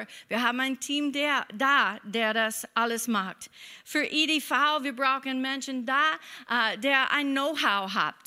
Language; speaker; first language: German; non-native, fluent; English